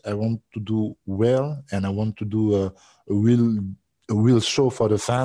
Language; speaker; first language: English; non-native, learner; French